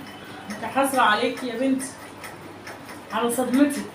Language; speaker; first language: Arabic; native; Arabic